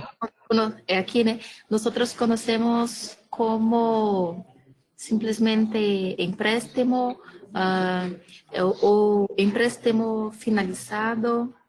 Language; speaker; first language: Spanish; non-native, learner; Portuguese